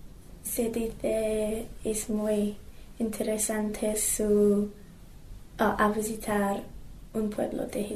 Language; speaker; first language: Spanish; non-native, learner; English